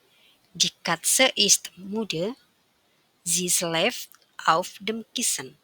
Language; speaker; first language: German; non-native, fluent; Indonesian